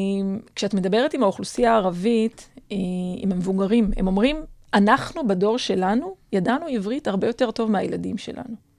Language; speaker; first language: Hebrew; non-native, local second language; Adyghe